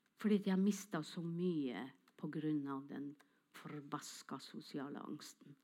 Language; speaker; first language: Norwegian; non-native, local second language; Northern Sami